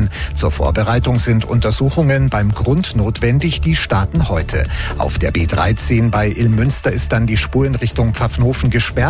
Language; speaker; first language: German; native; German